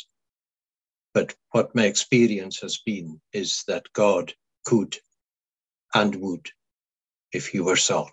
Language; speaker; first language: English; non-native, local second language; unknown